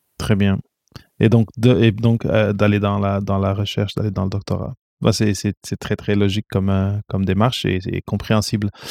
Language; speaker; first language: French; non-native, fluent; Portuguese